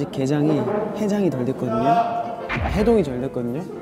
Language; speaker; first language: Korean; native; Korean